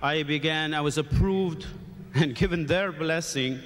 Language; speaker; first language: English; native; English